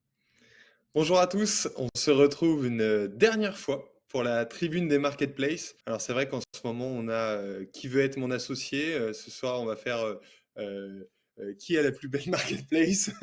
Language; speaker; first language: French; native; French